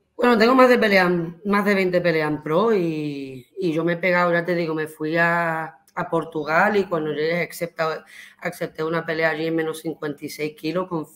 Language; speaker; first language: Spanish; early bilingual, heritage; Spanish